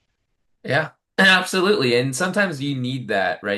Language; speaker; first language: English; native; English